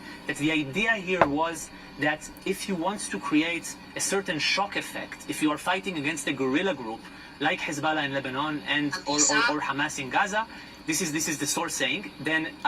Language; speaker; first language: English; non-native, fluent; Hebrew